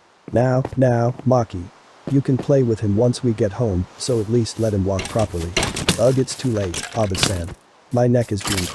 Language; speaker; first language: English; native; English